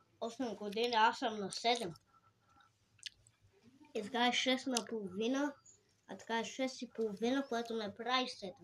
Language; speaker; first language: Bulgarian; early bilingual, other home language; Russian